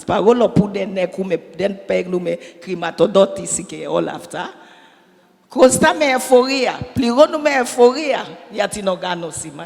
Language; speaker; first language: Greek; non-native, learner; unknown